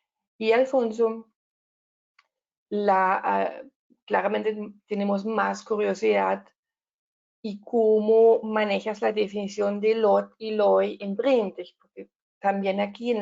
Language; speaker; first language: Spanish; non-native, learner; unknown